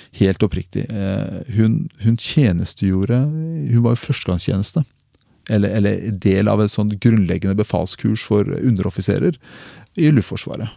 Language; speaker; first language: Norwegian; early bilingual, other home language; Persian